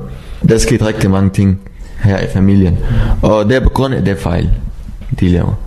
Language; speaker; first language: Danish; non-native, learner; Arabic